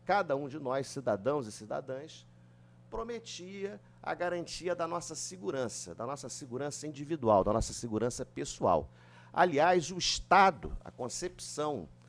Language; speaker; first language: Portuguese; native; Portuguese